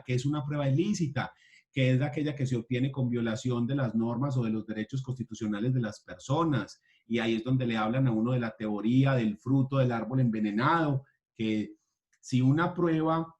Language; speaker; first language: Spanish; native; Spanish